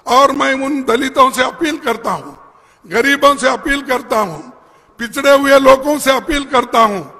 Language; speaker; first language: Hindi; non-native, local second language; Kannada